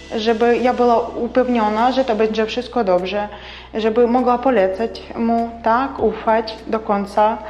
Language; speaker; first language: Polish; non-native, learner; Ukrainian